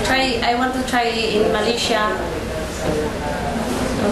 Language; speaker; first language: English; non-native, learner; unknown